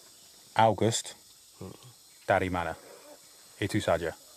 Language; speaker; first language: Indonesian; non-native, learner; English